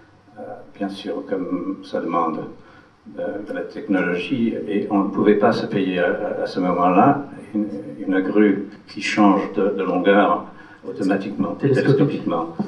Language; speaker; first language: French; non-native, fluent; English